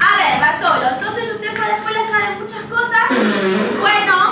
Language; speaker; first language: Spanish; native; Spanish